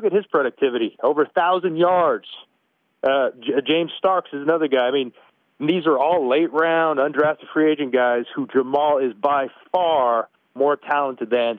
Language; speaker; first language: English; native; English